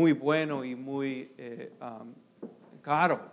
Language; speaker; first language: Spanish; non-native, fluent; English